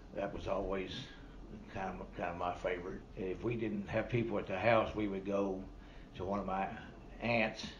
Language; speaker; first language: English; native; English